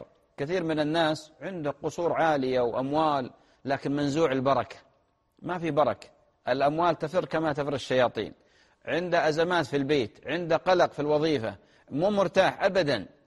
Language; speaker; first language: Arabic; native; Arabic